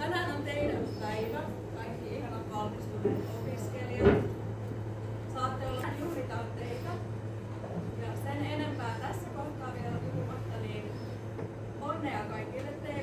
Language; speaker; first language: Finnish; native; Finnish